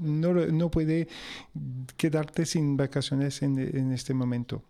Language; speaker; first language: Spanish; non-native, fluent; French